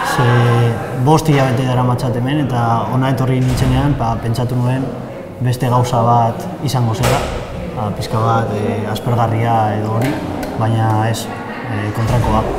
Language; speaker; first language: Basque; non-native, local second language; Spanish